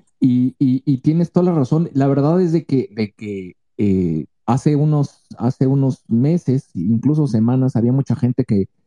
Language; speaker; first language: Spanish; native; Spanish